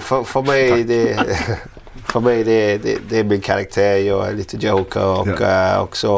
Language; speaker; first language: Swedish; non-native, learner; English